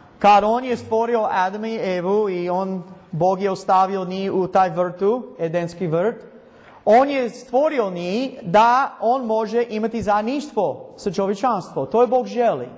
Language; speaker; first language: Croatian; non-native, learner; English